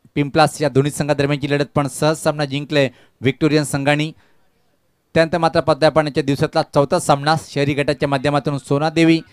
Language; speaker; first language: Marathi; native; Marathi